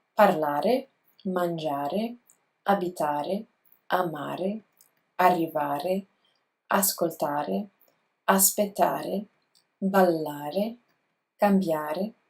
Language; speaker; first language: Italian; non-native, learner; English